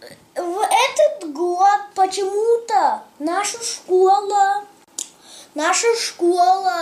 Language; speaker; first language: Russian; early bilingual, heritage; English